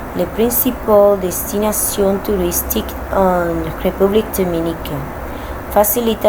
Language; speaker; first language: French; non-native, learner; Spanish